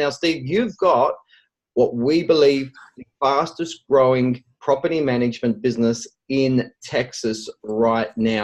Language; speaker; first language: English; native; English